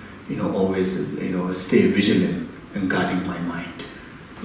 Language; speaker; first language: English; non-native, fluent; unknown